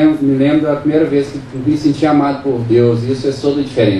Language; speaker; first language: Portuguese; native; Portuguese